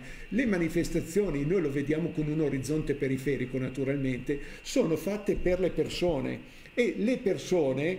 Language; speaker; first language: Italian; native; Italian